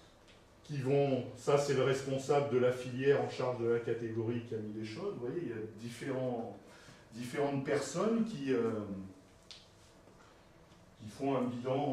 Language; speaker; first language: French; native; French